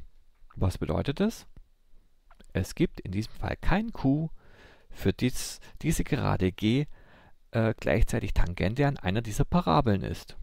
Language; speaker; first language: German; native; German